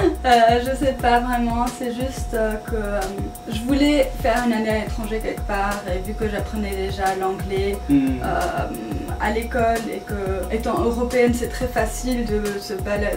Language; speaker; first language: French; native; French